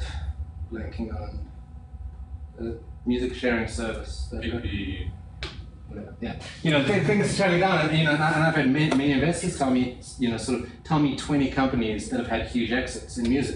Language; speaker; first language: English; native; English